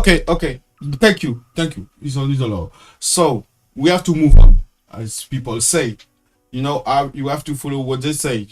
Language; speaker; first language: English; non-native, learner; French